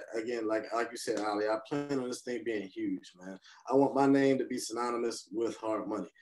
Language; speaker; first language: English; native; English